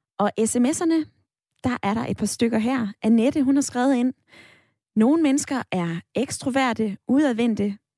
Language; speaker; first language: Danish; native; Danish